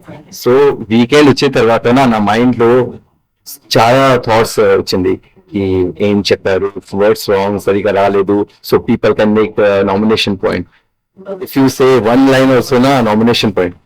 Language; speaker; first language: Telugu; non-native, learner; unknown